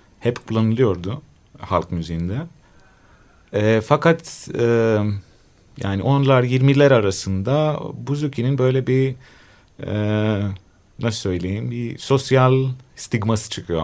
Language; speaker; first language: Turkish; non-native, fluent; Greek